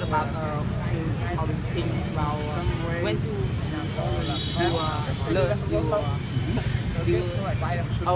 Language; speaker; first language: English; non-native, learner; Vietnamese